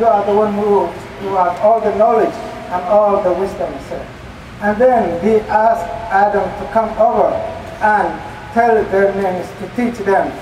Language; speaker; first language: English; non-native, fluent; Somali